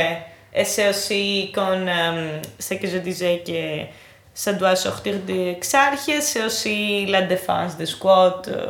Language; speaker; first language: French; non-native, fluent; Greek